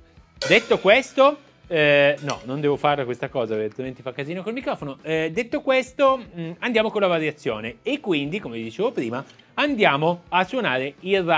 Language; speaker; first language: Italian; native; Italian